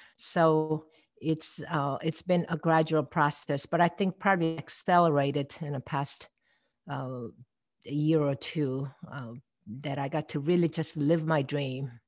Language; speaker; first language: English; non-native, fluent; Korean